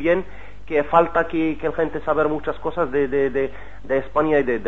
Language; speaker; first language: Spanish; non-native, learner; Arabic